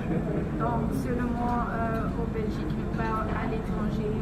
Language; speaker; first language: French; non-native, learner; Dutch